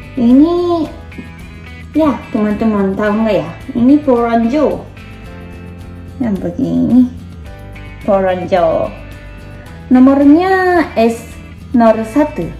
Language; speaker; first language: Indonesian; non-native, learner; Japanese